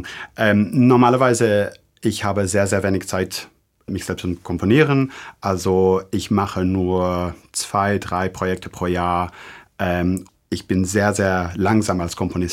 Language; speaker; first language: German; non-native, fluent; English